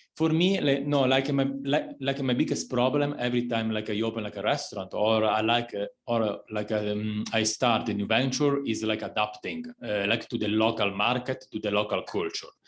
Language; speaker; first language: English; non-native, fluent; Italian